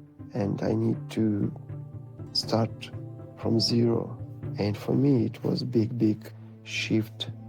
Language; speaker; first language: English; non-native, learner; Ukrainian